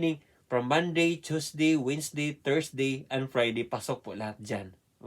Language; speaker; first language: English; non-native, learner; Filipino